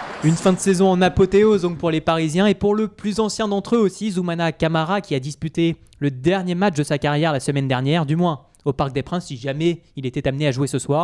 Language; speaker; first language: French; native; French